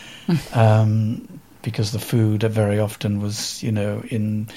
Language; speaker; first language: English; native; English